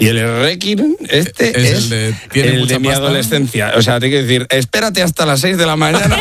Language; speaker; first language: Spanish; native; Spanish